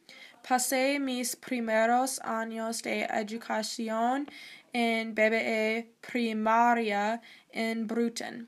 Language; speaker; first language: Spanish; non-native, learner; English